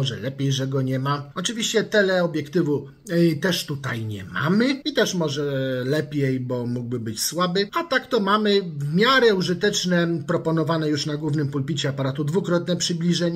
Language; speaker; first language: Polish; native; Polish